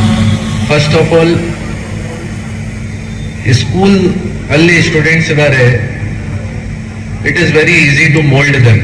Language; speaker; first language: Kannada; non-native, local second language; Hindi